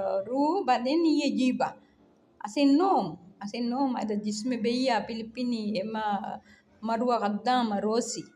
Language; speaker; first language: Arabic; non-native, learner; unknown